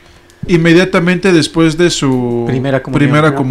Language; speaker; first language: Spanish; native; Spanish